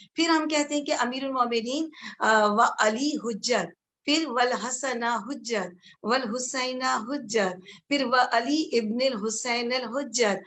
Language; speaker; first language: Urdu; native; Urdu